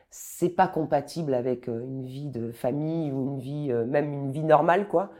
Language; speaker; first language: French; native; French